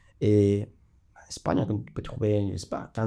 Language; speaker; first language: French; non-native, fluent; Spanish